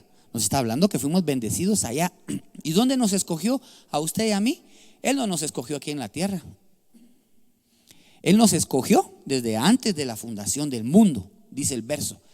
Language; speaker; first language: Spanish; native; Spanish